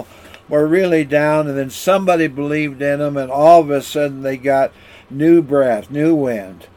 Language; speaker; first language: English; native; English